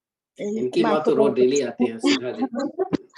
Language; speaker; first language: Hindi; native; Hindi